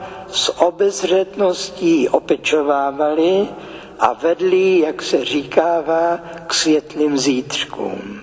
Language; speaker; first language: Czech; native; Czech